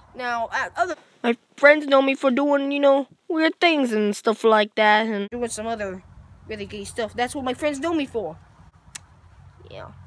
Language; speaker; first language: English; native; English